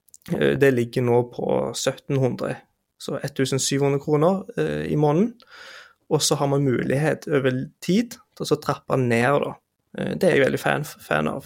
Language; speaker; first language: Norwegian; native; Norwegian